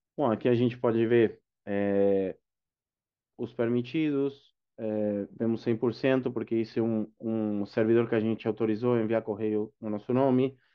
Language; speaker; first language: Portuguese; non-native, fluent; Spanish